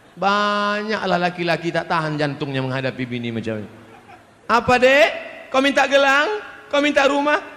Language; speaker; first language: Malay; native; Malay